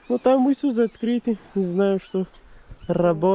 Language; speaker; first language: Russian; non-native, learner; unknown